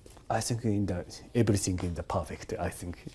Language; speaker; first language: English; non-native, learner; Japanese